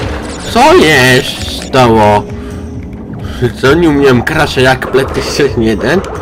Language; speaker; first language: Polish; non-native, learner; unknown